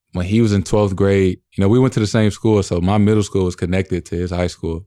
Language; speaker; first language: English; native; English